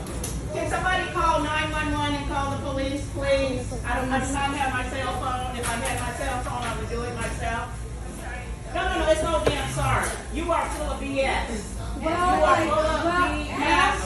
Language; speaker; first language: English; native; English